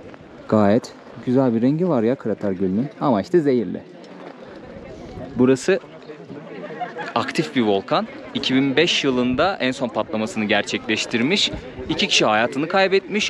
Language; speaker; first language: Turkish; native; Turkish